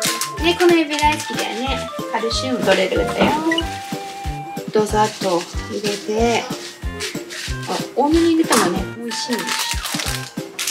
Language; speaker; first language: Japanese; native; Japanese